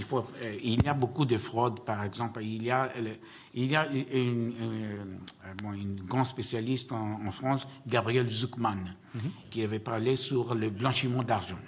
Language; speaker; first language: French; non-native, learner; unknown